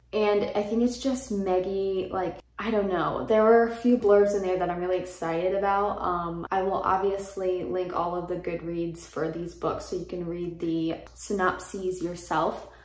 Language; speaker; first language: English; native; English